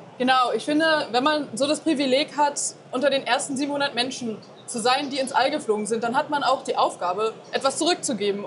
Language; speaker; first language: German; native; German